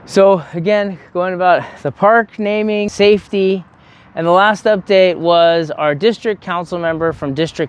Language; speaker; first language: English; native; English